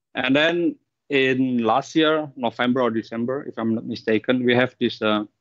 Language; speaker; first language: English; non-native, fluent; Indonesian